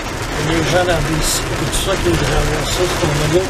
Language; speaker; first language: French; native; French